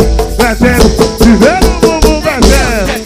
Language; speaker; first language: Portuguese; native; Portuguese